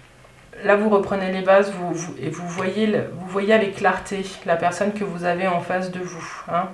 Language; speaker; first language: French; native; French